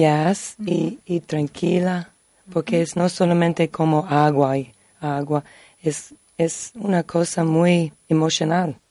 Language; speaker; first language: Spanish; non-native, learner; English